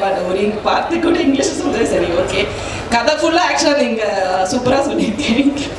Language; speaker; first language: Tamil; non-native, local second language; Malayalam